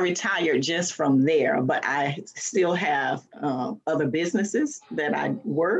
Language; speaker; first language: English; native; English